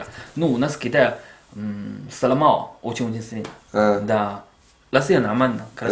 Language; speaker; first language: Russian; non-native, learner; Chinese